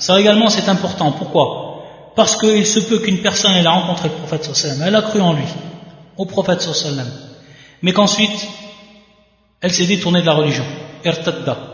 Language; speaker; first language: French; native; French